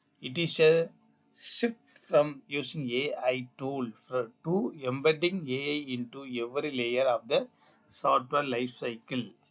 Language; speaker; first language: English; non-native, local second language; Tamil